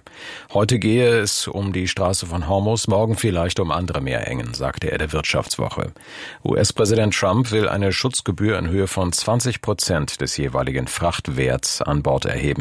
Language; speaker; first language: German; native; German